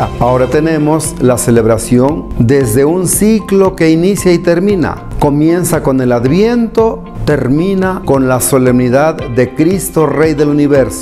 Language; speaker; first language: Spanish; native; Spanish